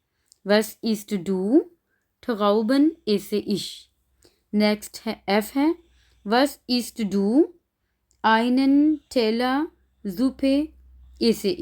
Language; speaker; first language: German; non-native, fluent; Urdu